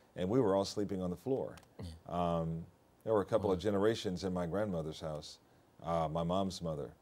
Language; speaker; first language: English; native; English